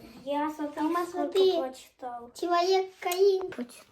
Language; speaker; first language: Russian; early bilingual, heritage; Russian